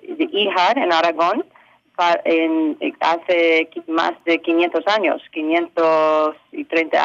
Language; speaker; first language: Spanish; early bilingual, heritage; English